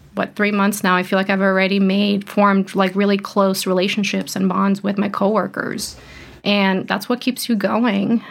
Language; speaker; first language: English; early bilingual, other home language; Portuguese